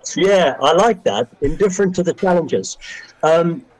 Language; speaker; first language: English; native; English